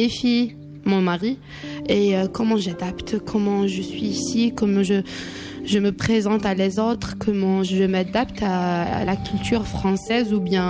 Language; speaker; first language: French; non-native, local second language; Arabic